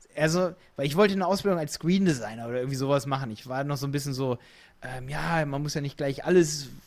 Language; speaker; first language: German; native; German